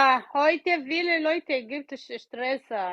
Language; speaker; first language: German; non-native, learner; Oromo